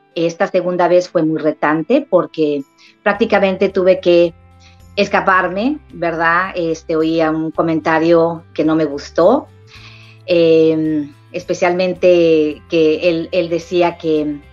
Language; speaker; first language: Spanish; native; Spanish